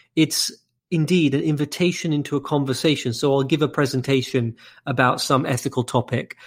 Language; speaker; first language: English; native; English